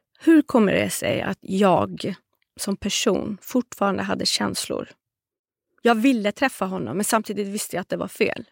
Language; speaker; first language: Swedish; non-native, fluent; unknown